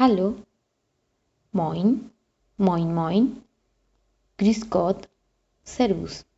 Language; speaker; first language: German; non-native, fluent; Spanish